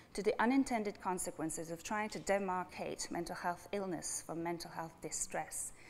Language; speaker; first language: English; non-native, fluent; French